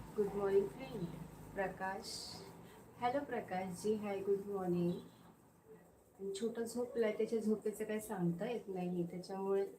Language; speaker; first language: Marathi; native; Marathi